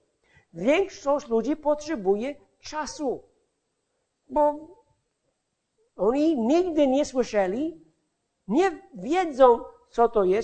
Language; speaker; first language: Polish; non-native, fluent; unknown